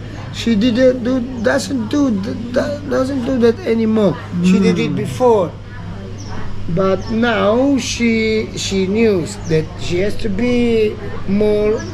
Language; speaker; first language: English; non-native, learner; Italian